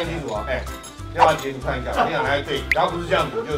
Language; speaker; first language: Chinese; native; Chinese